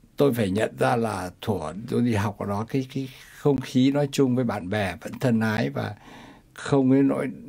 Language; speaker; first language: Vietnamese; native; Vietnamese